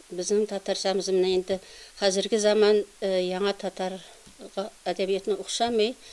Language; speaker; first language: Tatar; early bilingual, heritage; Tatar